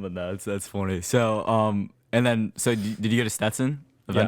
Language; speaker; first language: English; native; English